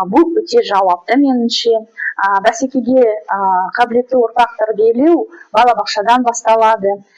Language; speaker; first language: Kazakh; non-native, local second language; Russian